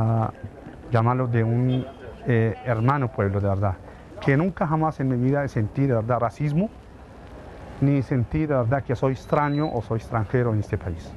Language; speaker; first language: Spanish; non-native, fluent; Arabic